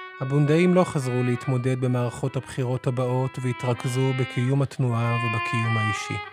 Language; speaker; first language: Hebrew; native; Hebrew